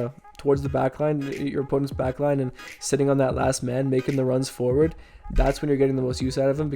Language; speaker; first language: English; native; English